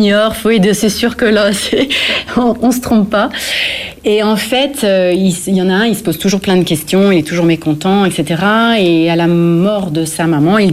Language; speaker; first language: French; native; French